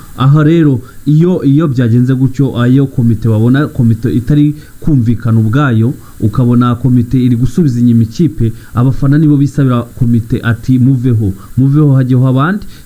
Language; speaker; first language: Kinyarwanda; native; Kinyarwanda